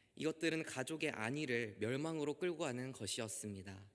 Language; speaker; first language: Korean; native; Korean